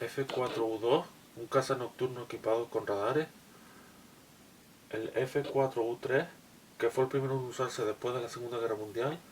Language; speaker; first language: Spanish; native; Spanish